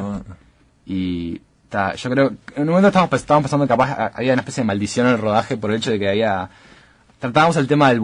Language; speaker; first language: Spanish; native; Spanish